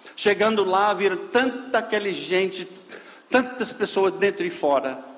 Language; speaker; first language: Portuguese; non-native, fluent; English